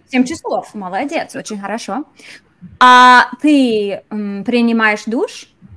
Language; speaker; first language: Russian; non-native, fluent; English